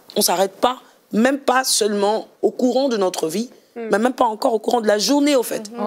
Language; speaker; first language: French; non-native, local second language; Lingala